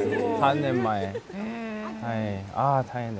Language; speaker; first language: Japanese; non-native, learner; Korean